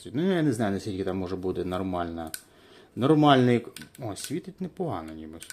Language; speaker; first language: Ukrainian; non-native, local second language; Russian